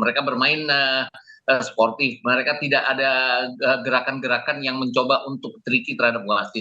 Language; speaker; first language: Indonesian; native; Indonesian